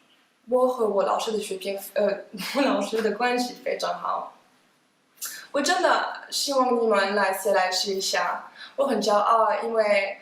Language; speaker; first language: Chinese; non-native, fluent; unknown